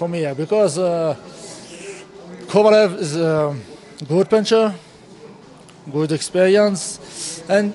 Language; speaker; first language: English; non-native, learner; Russian